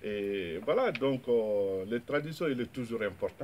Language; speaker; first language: French; non-native, local second language; Bambara